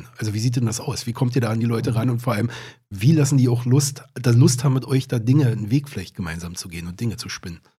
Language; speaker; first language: German; native; German